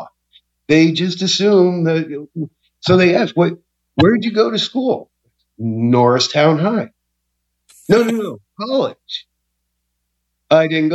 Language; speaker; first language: English; native; English